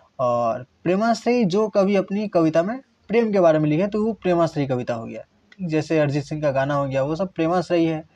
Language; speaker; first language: Hindi; non-native, local second language; Bangla